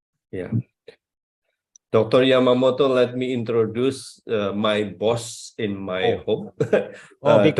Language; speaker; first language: English; non-native, fluent; Indonesian